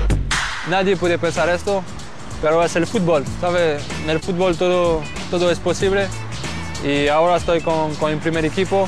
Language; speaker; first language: Spanish; non-native, learner; French